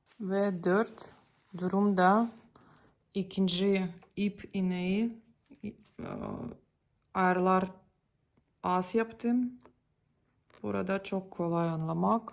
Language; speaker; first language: Turkish; non-native, learner; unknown